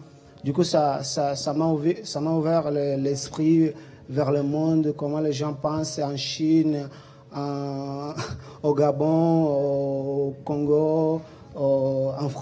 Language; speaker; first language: French; non-native, local second language; Portuguese